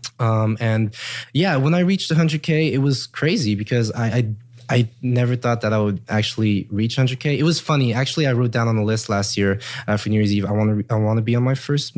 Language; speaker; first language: English; early bilingual, heritage; English